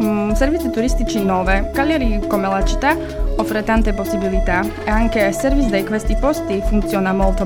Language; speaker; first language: Italian; non-native, learner; Slovak